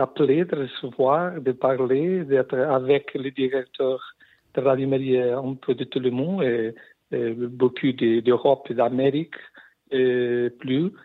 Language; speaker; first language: French; non-native, learner; Portuguese